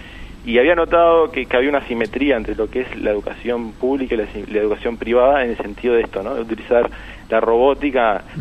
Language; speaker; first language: Spanish; native; Spanish